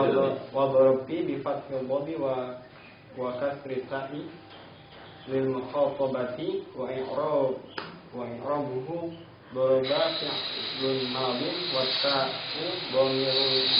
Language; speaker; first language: Arabic; non-native, learner; Indonesian